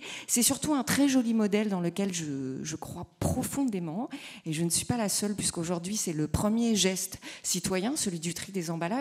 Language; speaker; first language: French; native; French